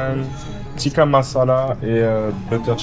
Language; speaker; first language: English; non-native, learner; French